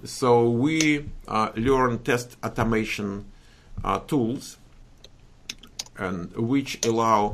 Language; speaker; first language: English; non-native, fluent; Russian